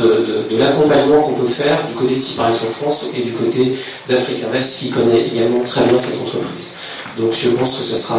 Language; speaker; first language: French; native; French